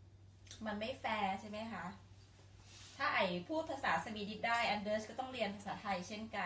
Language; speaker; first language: Swedish; non-native, learner; Thai